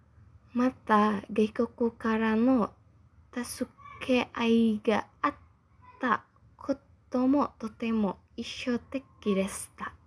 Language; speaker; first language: Japanese; non-native, learner; Indonesian